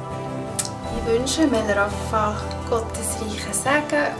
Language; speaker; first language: German; native; German